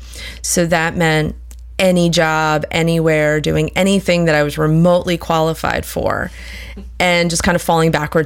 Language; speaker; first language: English; native; English